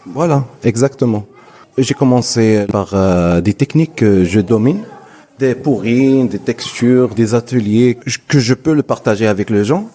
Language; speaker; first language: French; non-native, local second language; Arabic